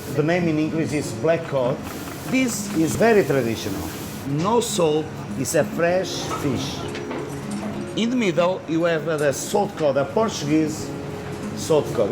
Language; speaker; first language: English; non-native, learner; Portuguese